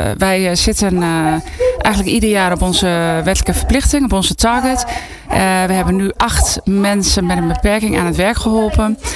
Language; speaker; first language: Dutch; native; Dutch